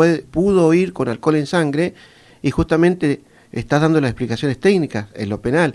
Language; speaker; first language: Spanish; native; Spanish